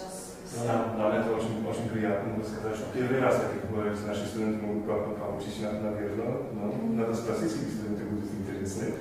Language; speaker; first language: Russian; non-native, fluent; Polish